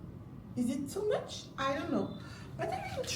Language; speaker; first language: English; non-native, learner; French